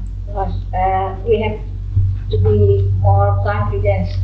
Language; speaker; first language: English; non-native, fluent; Indonesian